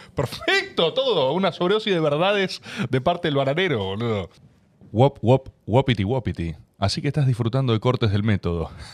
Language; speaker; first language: Spanish; native; Spanish